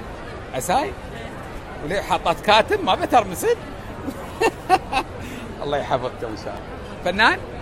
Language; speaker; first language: Arabic; native; Arabic